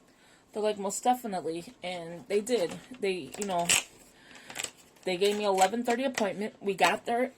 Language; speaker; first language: English; native; English